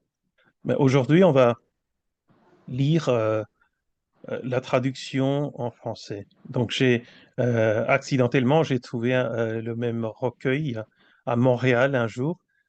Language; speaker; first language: French; non-native, fluent; Bangla